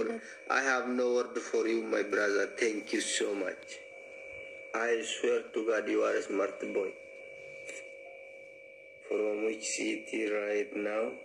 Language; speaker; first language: English; non-native, learner; Oromo